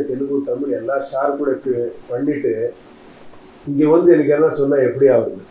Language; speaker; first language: Tamil; non-native, learner; Kannada